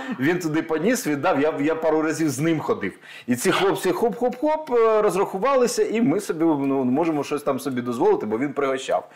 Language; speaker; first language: Ukrainian; native; Ukrainian